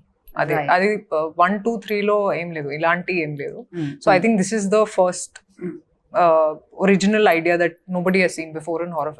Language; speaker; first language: Telugu; non-native, local second language; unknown